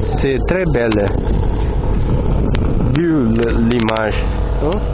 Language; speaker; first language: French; non-native, learner; Portuguese